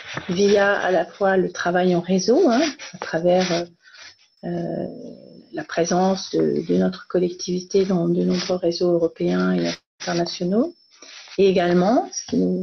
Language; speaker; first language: French; native; French